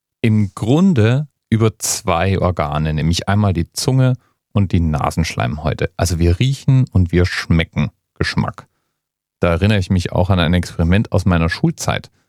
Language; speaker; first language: German; native; German